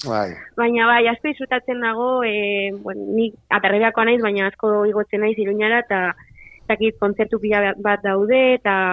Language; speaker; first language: Basque; non-native, local second language; Spanish